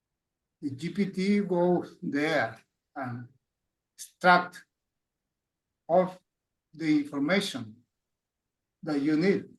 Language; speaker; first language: English; non-native, learner; Spanish